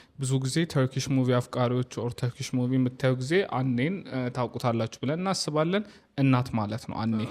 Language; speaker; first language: Amharic; non-native, local second language; Oromo